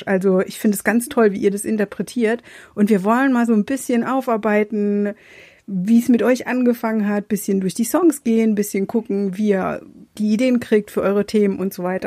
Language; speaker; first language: German; native; German